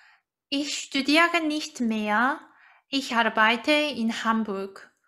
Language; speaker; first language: German; non-native, fluent; Korean